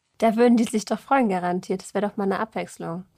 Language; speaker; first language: German; native; German